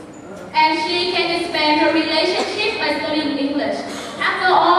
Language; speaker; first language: English; non-native, learner; Vietnamese